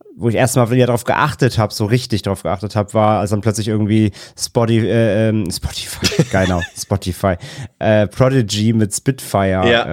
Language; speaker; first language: German; native; German